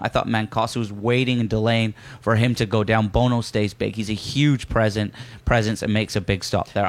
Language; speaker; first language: English; native; English